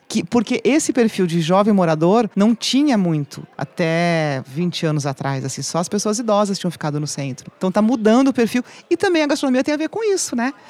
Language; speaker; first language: Portuguese; native; Portuguese